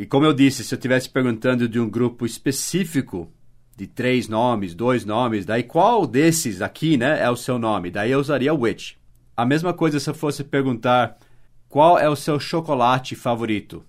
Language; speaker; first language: Portuguese; non-native, fluent; English